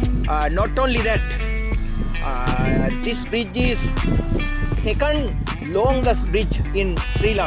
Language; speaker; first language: English; non-native, local second language; Sinhala